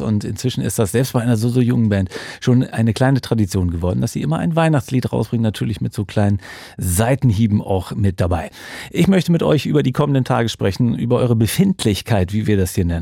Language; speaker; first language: German; native; German